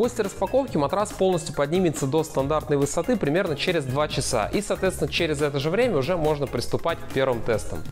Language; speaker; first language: Russian; native; Russian